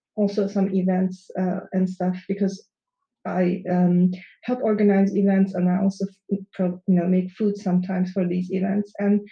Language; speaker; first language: English; non-native, fluent; Turkish